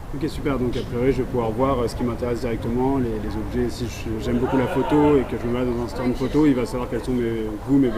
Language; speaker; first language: French; native; French